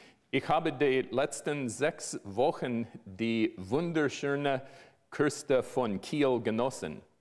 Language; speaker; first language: German; non-native, learner; English